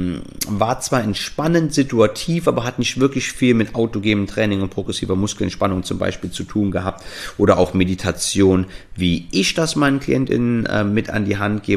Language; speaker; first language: German; native; German